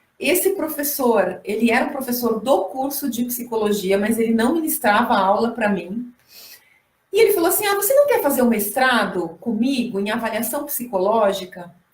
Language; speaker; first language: Portuguese; native; Portuguese